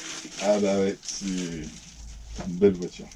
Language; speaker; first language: French; native; French